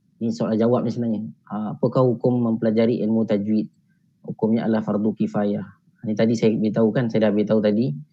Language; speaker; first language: Malay; native; Malay